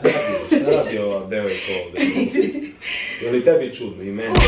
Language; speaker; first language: Bosnian; native; Bosnian